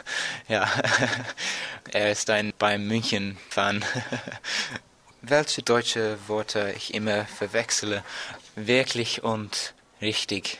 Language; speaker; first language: German; non-native, learner; English